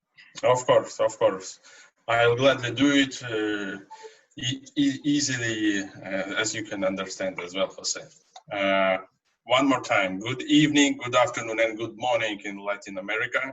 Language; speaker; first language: English; non-native, fluent; Russian